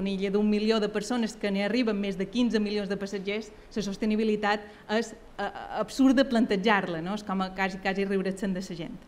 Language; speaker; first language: Catalan; native; Catalan